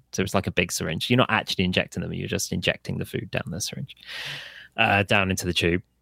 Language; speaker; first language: English; native; English